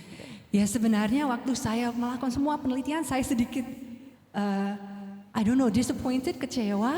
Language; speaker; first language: Indonesian; non-native, fluent; English